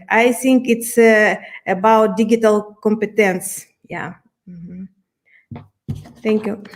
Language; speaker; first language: English; non-native, learner; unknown